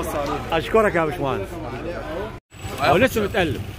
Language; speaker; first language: Arabic; native; Arabic